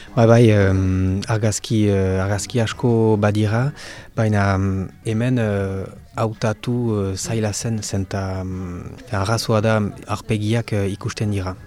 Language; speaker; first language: Basque; non-native, local second language; French